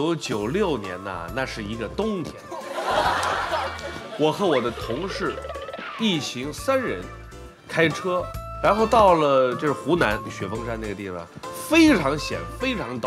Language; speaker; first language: Chinese; native; Chinese